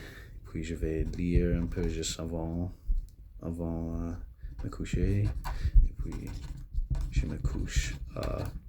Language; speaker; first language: French; non-native, local second language; English